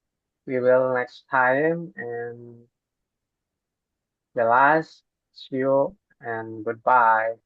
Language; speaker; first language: English; non-native, learner; Indonesian